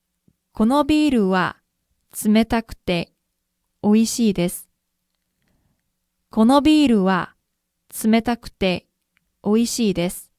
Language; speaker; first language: Japanese; non-native, fluent; Korean